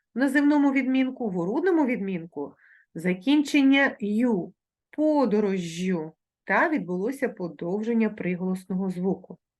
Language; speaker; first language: Ukrainian; native; Ukrainian